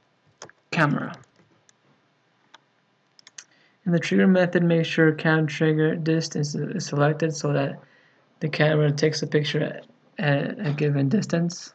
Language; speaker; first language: English; native; English